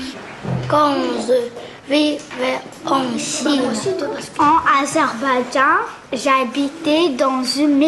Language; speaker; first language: French; non-native, learner; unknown